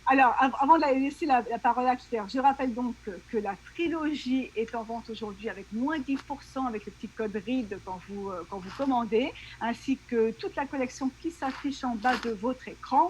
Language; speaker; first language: French; native; French